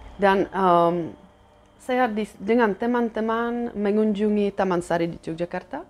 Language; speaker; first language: Indonesian; non-native, fluent; Czech